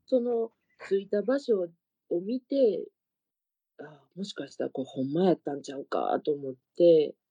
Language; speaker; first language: Japanese; native; Japanese